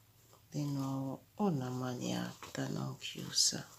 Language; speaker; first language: Italian; non-native, fluent; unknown